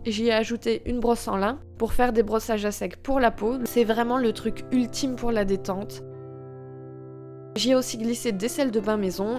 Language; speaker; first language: French; native; French